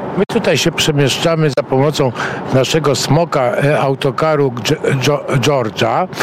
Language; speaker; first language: Polish; native; Polish